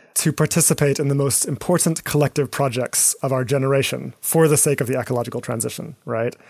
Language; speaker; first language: English; native; English